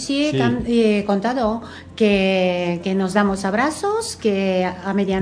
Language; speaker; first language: Spanish; non-native, fluent; Romanian